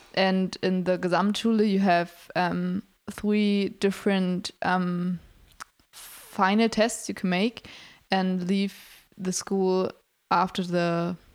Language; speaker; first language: English; non-native, fluent; German